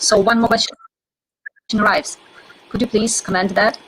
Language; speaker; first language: English; non-native, fluent; Russian